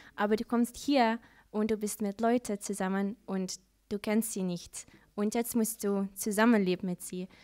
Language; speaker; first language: German; non-native, learner; Dutch